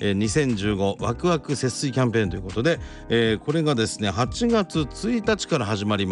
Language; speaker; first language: Japanese; native; Japanese